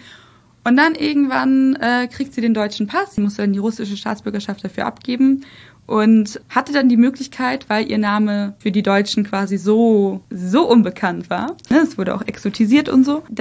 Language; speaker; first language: German; early bilingual, other home language; Russian